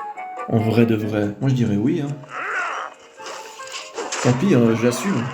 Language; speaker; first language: French; native; French